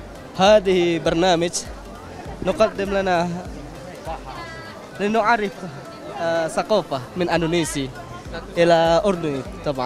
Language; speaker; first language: Arabic; non-native, learner; Indonesian